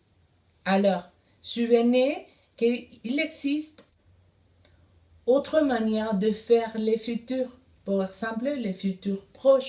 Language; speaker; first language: French; non-native, learner; Spanish